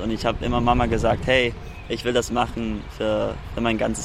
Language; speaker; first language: German; early bilingual, heritage; German